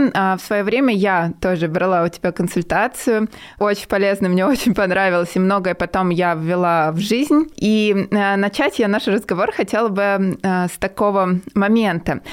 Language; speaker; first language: Russian; native; Russian